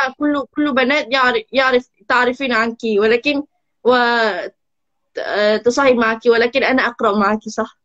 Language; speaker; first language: Arabic; non-native, learner; Malay